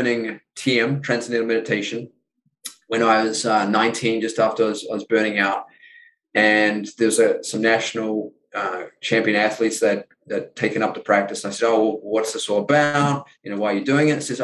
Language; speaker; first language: English; native; English